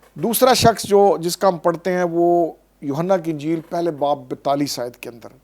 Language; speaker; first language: Urdu; non-native, local second language; Punjabi